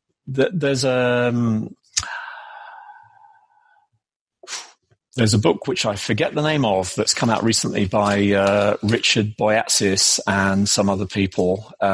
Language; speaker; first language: English; native; English